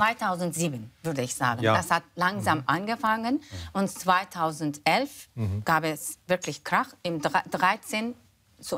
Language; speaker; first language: German; non-native, fluent; Turkish